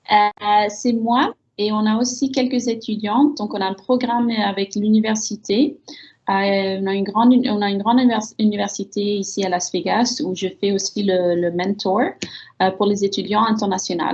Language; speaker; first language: French; early bilingual, heritage; French